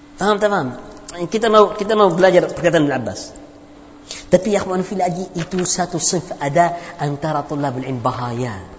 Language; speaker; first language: Indonesian; non-native, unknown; Arabic